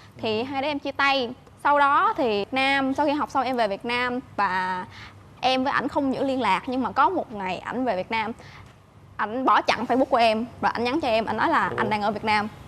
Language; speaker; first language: Vietnamese; native; Vietnamese